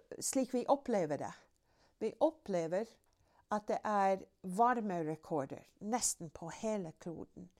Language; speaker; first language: Norwegian; non-native, fluent; English